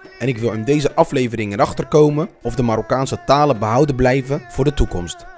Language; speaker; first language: Dutch; early bilingual, other home language; Arabic